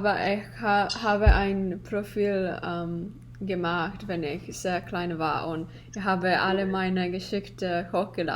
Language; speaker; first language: German; non-native, learner; English